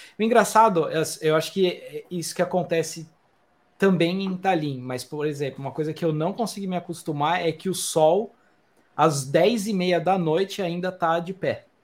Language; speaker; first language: Portuguese; native; Portuguese